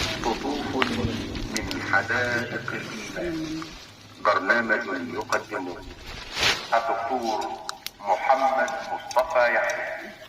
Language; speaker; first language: Arabic; native; Arabic